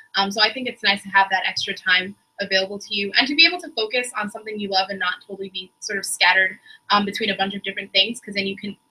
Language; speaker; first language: English; native; English